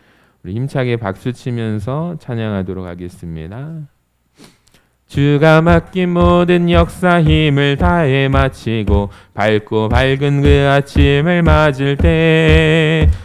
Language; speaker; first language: Korean; native; Korean